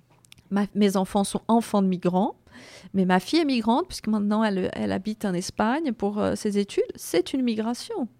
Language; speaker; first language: French; non-native, fluent; Portuguese